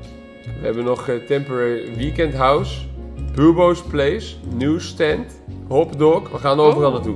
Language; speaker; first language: Dutch; native; Dutch